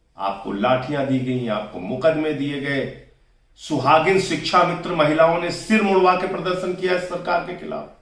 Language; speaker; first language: Hindi; native; Hindi